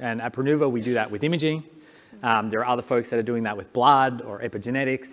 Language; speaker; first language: English; native; English